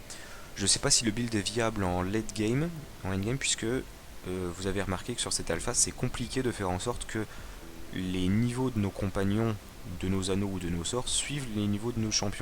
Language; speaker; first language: French; native; French